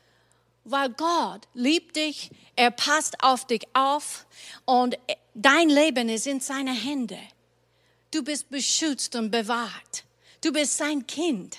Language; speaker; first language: German; non-native, fluent; English